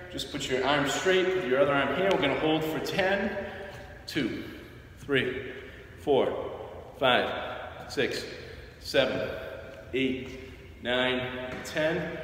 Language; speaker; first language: English; native; English